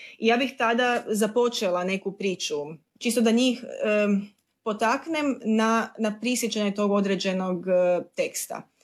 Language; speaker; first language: Croatian; native; Croatian